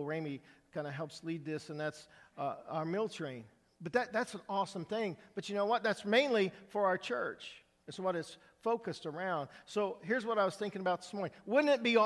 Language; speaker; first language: English; native; English